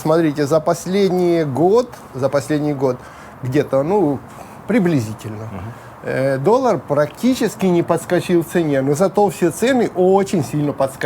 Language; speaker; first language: Russian; native; Russian